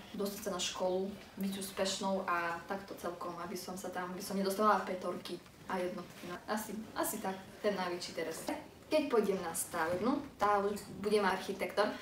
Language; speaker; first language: Slovak; early bilingual, other home language; Ukrainian